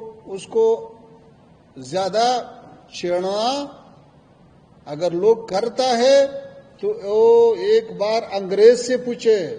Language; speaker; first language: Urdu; non-native, fluent; Pashto